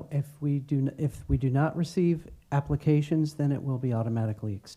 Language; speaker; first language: English; native; English